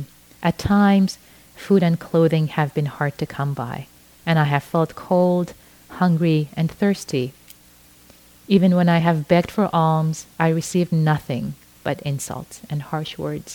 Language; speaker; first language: English; non-native, fluent; Persian